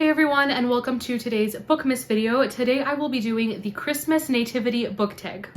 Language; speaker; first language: English; native; English